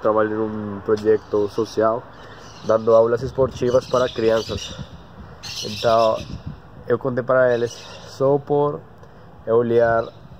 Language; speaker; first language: Portuguese; non-native, learner; Spanish